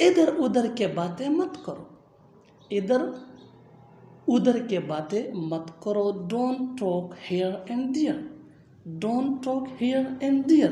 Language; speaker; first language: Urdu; non-native, local second language; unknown